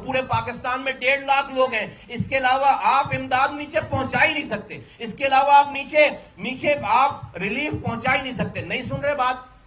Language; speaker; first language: Urdu; native; Urdu